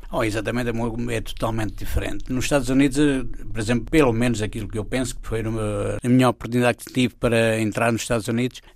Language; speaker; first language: Portuguese; native; Portuguese